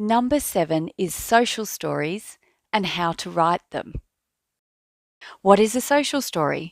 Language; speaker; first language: English; native; English